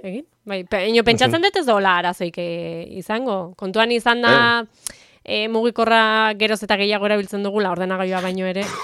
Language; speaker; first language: Basque; native; Basque